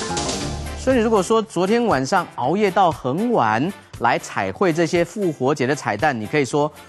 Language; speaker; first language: Chinese; native; Chinese